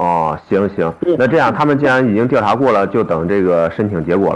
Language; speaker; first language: Chinese; native; Chinese